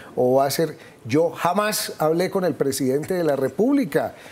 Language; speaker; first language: Spanish; native; Spanish